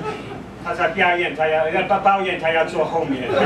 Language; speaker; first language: Chinese; non-native, fluent; English